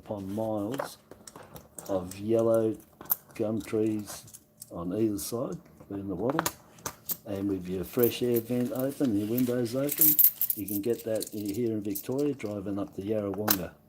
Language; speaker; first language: English; native; English